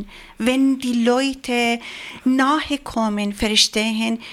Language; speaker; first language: German; non-native, learner; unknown